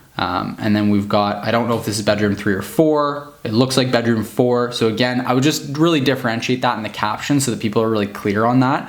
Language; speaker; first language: English; native; English